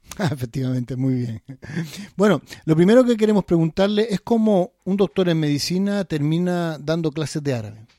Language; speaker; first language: Spanish; native; Spanish